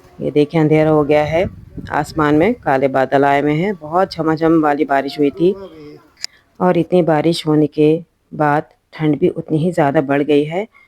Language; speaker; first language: Hindi; native; Hindi